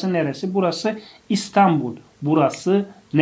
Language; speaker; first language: Turkish; non-native, fluent; Tajik